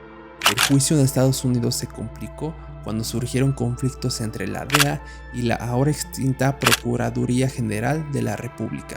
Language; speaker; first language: Spanish; native; Spanish